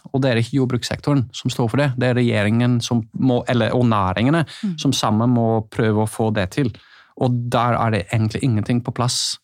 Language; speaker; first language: Norwegian; non-native, fluent; Dutch